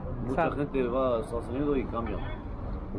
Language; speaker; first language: Spanish; non-native, learner; Arabic